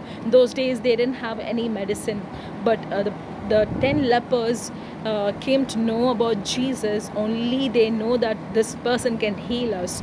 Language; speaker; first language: English; non-native, local second language; Tamil